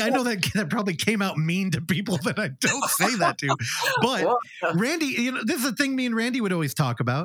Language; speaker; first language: English; native; English